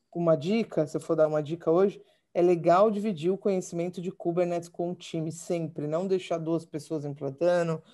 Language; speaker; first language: Portuguese; native; Portuguese